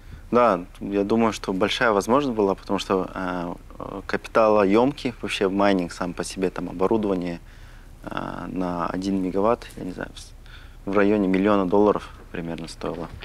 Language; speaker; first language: Russian; non-native, local second language; Kazakh